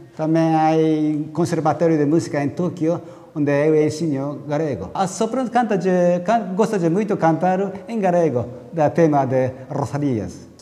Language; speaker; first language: Galician; non-native, learner; Japanese